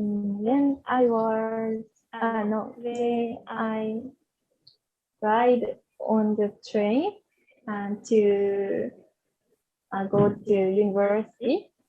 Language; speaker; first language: English; non-native, learner; Japanese